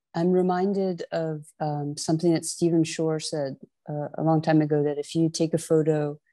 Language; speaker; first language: English; native; English